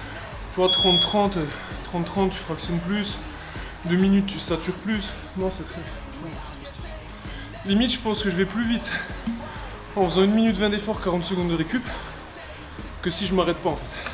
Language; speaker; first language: French; native; French